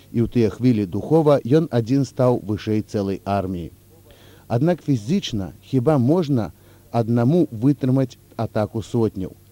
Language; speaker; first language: Belarusian; native; Belarusian